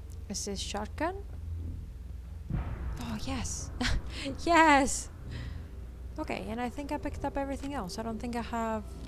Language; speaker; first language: English; early bilingual, other home language; Italian